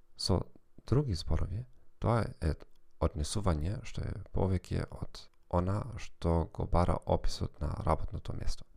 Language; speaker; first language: Macedonian; non-native, fluent; German